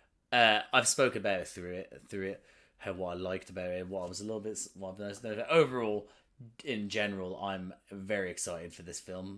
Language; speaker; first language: English; native; English